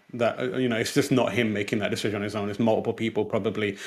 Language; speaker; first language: English; non-native, local second language; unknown